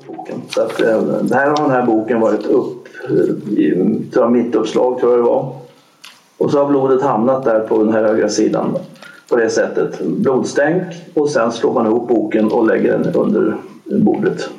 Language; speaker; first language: Swedish; native; Swedish